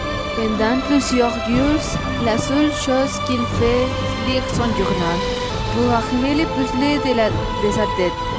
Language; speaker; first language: French; non-native, learner; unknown